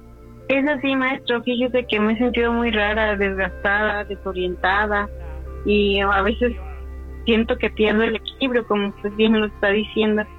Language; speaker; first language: Spanish; native; Spanish